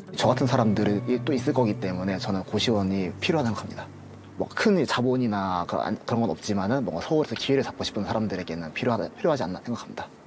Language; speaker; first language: Korean; native; Korean